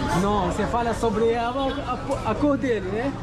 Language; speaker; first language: Portuguese; non-native, learner; Arabic